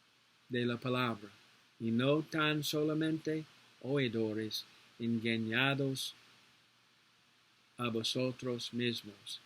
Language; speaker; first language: Spanish; non-native, learner; English